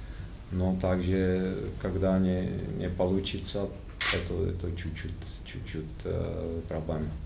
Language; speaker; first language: Russian; non-native, fluent; Czech